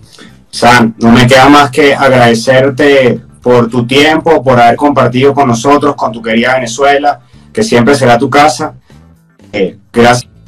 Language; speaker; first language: Spanish; native; Spanish